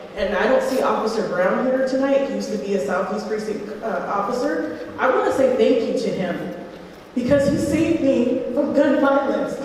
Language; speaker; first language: English; native; English